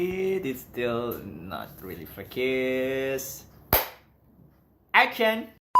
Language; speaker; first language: English; non-native, fluent; Indonesian